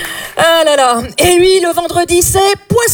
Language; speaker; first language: French; native; French